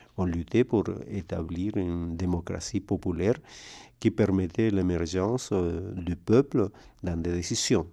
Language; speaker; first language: French; non-native, fluent; Spanish